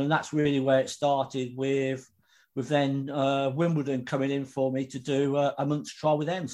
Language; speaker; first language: English; native; English